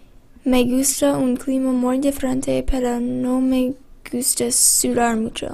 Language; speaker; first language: Spanish; non-native, learner; English